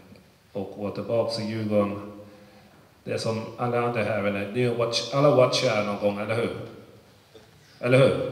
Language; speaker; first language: Swedish; early bilingual, other home language; English